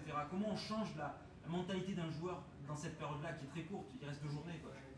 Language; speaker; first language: French; native; French